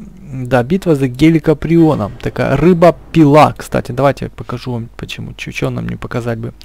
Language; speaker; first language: Russian; native; Russian